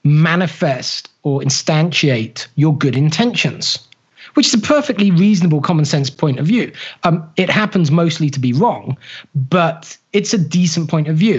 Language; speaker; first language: English; native; English